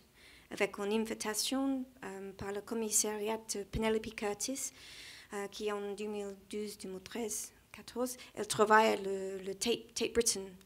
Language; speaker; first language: French; non-native, learner; English